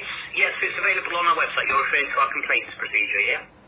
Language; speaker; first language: English; native; English